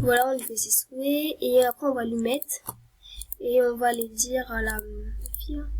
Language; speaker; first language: French; native; French